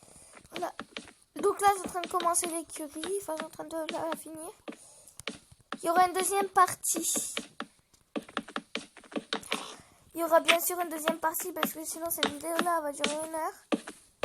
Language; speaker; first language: French; native; French